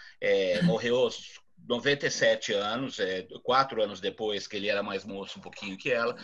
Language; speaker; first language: Portuguese; native; Portuguese